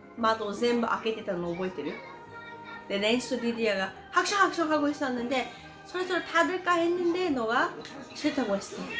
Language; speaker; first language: Korean; non-native, fluent; English